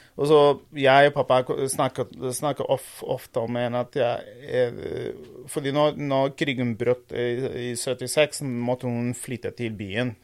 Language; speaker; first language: Norwegian; non-native, fluent; Portuguese